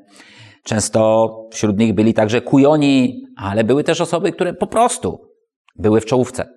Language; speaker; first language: Polish; native; Polish